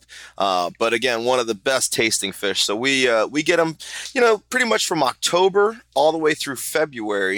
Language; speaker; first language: English; native; English